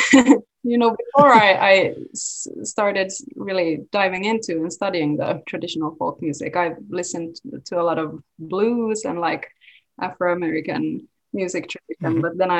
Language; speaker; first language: English; non-native, fluent; Swedish